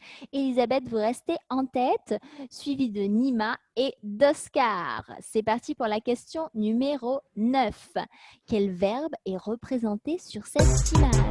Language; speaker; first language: French; native; French